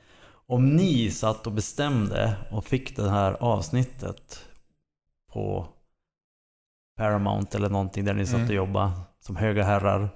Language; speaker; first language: Swedish; native; Swedish